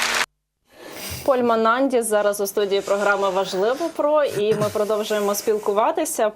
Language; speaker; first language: Ukrainian; native; Ukrainian